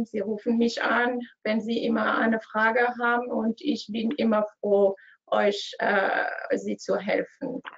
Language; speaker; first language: German; non-native, learner; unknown